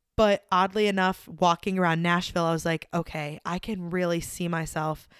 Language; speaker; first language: English; native; English